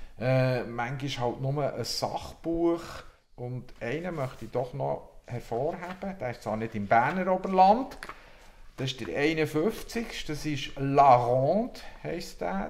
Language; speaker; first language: German; native; German